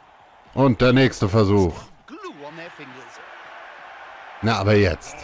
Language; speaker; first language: German; native; German